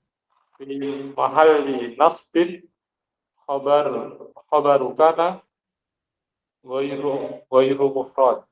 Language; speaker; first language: Arabic; non-native, learner; Indonesian